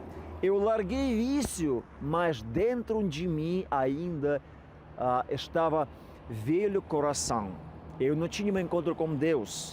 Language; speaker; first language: Portuguese; non-native, fluent; Russian